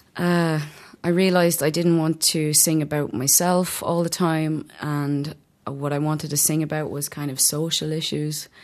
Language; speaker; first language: English; native; English